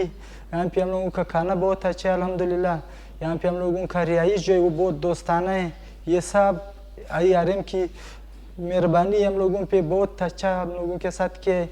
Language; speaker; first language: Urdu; non-native, local second language; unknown